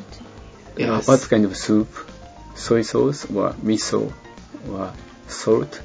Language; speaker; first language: English; non-native, learner; Japanese